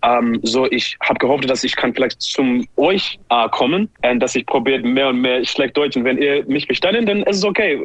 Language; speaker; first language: German; non-native, learner; English